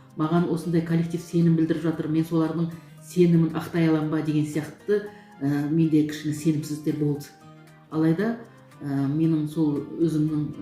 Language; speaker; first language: Kazakh; non-native, local second language; Uyghur